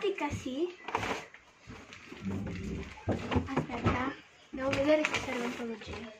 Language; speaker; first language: Italian; early bilingual, other home language; Filipino